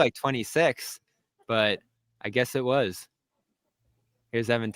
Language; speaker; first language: English; native; English